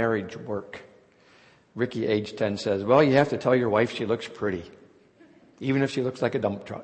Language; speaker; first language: English; native; English